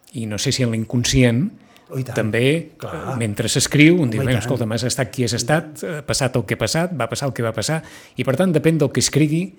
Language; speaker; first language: Catalan; native; Catalan